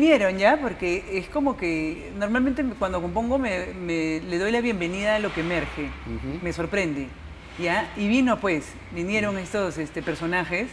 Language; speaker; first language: Spanish; native; Spanish